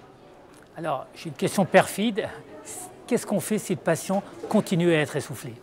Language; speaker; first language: French; native; French